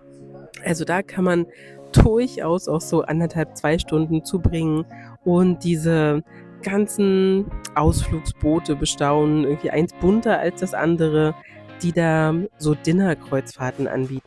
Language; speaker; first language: German; native; German